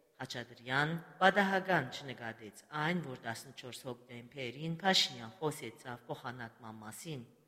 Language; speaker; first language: Armenian; early bilingual, heritage; Armenian